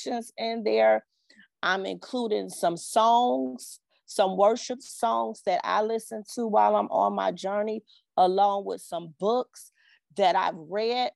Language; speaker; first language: English; native; English